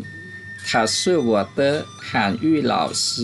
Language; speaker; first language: Chinese; non-native, fluent; Khmer